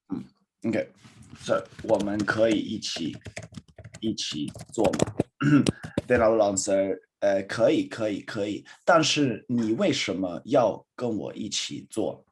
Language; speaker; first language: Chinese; non-native, learner; Swedish